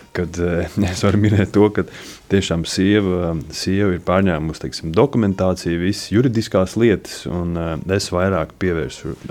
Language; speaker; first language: Latvian; native; Latvian